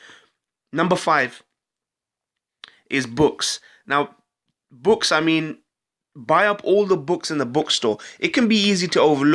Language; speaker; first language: English; native; English